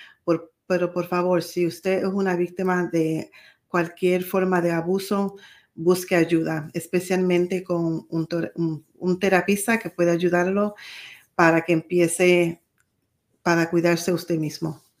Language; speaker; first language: Spanish; early bilingual, heritage; Spanish